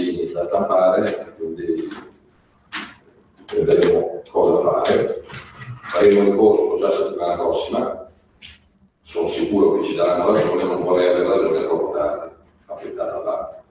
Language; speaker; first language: Italian; native; Italian